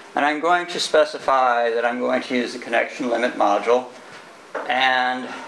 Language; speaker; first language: English; native; English